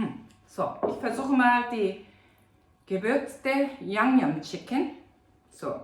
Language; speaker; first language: German; non-native, fluent; Korean